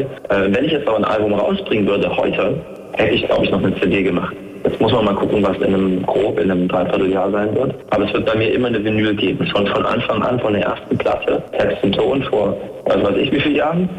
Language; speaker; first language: German; native; German